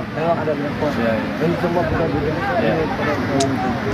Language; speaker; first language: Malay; non-native, learner; Rohingya